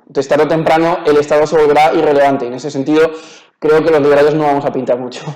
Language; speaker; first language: Spanish; native; Spanish